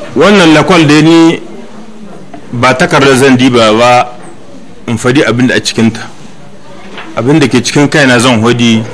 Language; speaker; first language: Hausa; native; Hausa